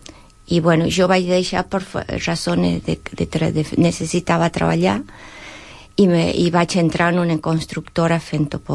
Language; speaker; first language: Catalan; non-native, learner; Spanish